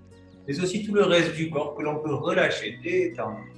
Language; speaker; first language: French; native; French